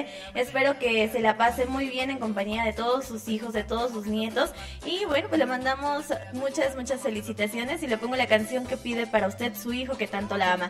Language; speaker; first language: Spanish; native; Spanish